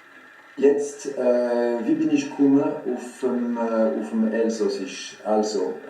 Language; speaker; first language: German; non-native, fluent; French